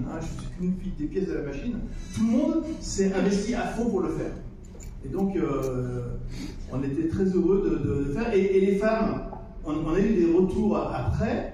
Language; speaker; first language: French; native; French